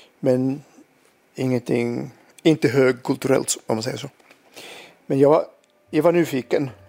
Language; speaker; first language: Swedish; non-native, local second language; Finnish